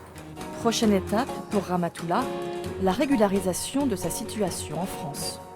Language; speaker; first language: French; native; French